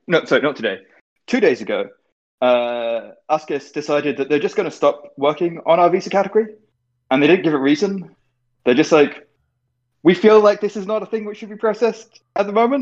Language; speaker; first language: English; native; English